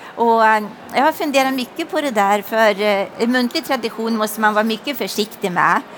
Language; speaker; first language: Swedish; native; Swedish